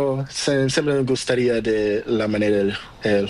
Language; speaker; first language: Spanish; non-native, learner; Portuguese